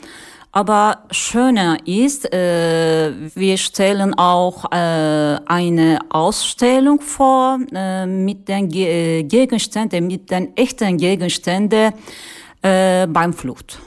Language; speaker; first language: German; non-native, learner; Turkish